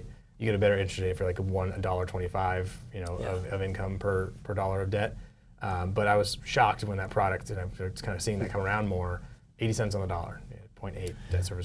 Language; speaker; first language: English; native; English